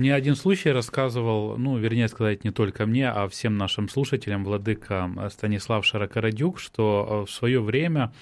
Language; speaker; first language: Russian; non-native, local second language; Ukrainian